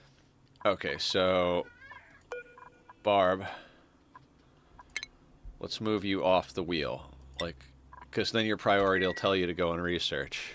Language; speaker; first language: English; native; English